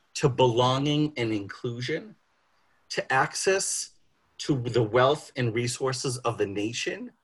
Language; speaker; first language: English; native; English